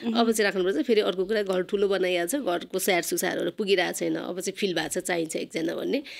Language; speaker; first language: Nepali; non-native, local second language; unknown